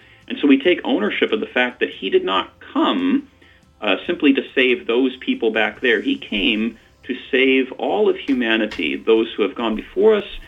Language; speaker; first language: English; native; English